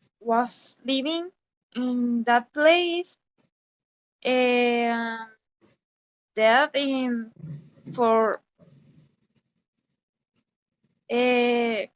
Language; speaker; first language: English; non-native, learner; Spanish